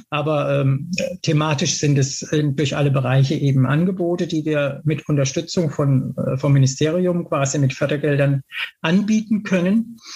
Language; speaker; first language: German; native; German